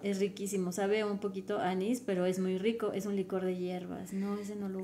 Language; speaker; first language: Spanish; native; Spanish